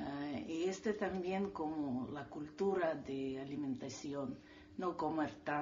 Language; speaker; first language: Spanish; non-native, learner; Russian